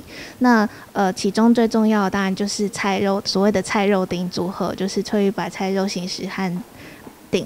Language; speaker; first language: Chinese; native; Chinese